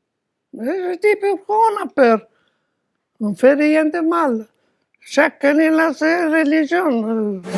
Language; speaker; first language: French; non-native, fluent; Romanian